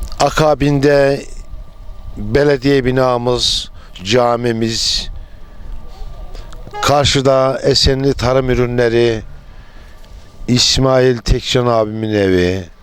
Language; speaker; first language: Turkish; native; Turkish